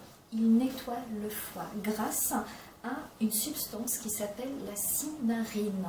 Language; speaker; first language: French; non-native, local second language; Arabic